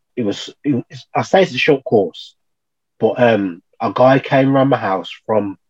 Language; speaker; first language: English; native; English